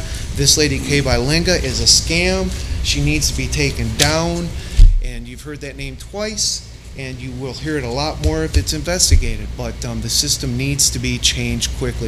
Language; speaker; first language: English; native; English